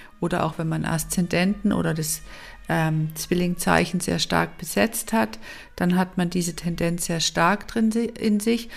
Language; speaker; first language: German; native; German